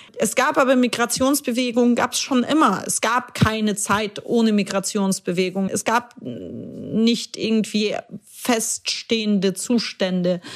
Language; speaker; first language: German; early bilingual, other home language; Russian